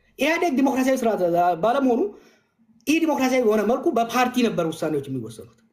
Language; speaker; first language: Amharic; non-native, local second language; Oromo